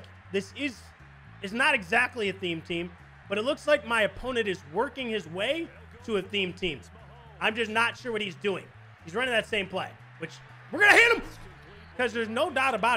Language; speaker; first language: English; native; English